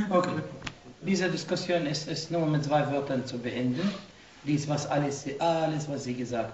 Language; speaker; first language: German; non-native, fluent; Arabic